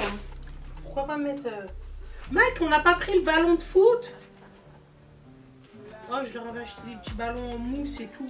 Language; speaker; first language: French; native; French